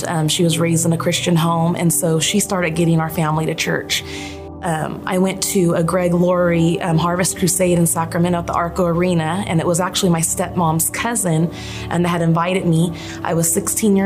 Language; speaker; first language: English; native; English